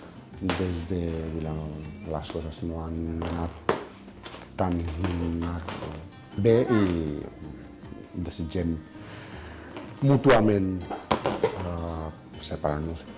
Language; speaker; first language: Catalan; non-native, fluent; Bangla